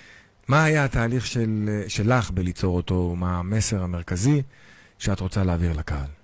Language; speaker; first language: Hebrew; native; Hebrew